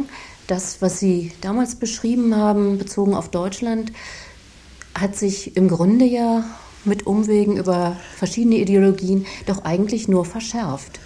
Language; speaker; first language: German; native; German